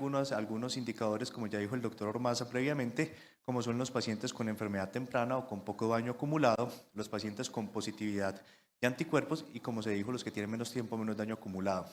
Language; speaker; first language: Spanish; native; Spanish